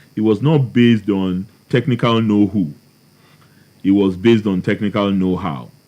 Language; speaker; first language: English; non-native, local second language; Yoruba